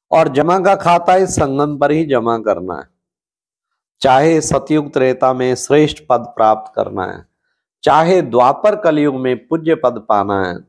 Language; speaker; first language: Hindi; native; Hindi